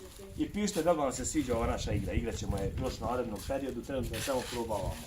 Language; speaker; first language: Bosnian; native; Bosnian